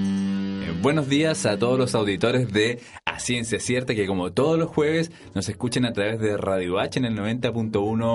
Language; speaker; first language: Spanish; native; Spanish